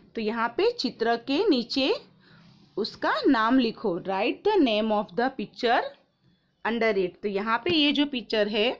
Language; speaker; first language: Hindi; non-native, local second language; Gujarati